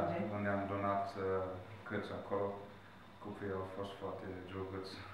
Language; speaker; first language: Romanian; non-native, learner; English